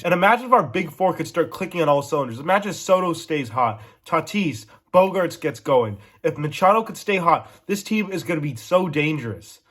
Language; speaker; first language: English; native; English